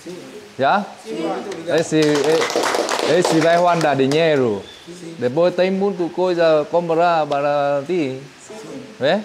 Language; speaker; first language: Portuguese; non-native, learner; Vietnamese